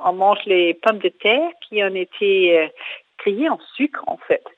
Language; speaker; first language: French; non-native, fluent; Danish